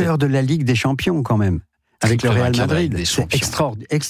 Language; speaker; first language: French; native; French